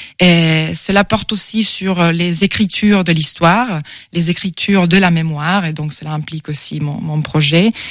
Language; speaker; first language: French; non-native, fluent; Italian